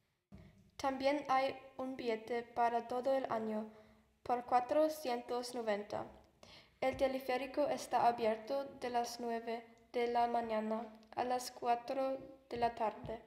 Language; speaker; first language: Spanish; non-native, learner; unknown